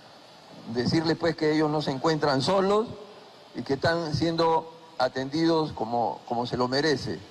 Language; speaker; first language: Spanish; native; Spanish